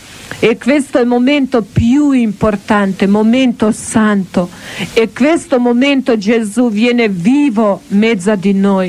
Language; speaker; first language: Italian; non-native, learner; Croatian